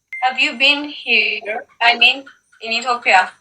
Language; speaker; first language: English; non-native, local second language; Amharic